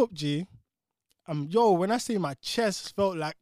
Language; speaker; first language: English; native; English